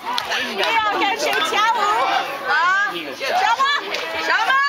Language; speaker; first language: Chinese; non-native, learner; English